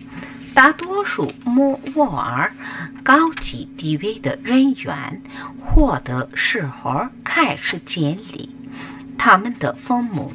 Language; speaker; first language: Chinese; non-native, learner; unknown